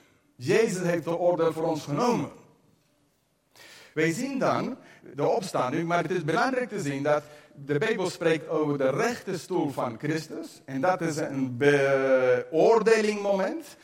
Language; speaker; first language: Dutch; non-native, fluent; English